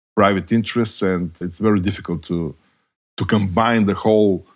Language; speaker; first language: English; non-native, fluent; Bulgarian